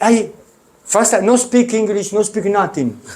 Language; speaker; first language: English; non-native, learner; Italian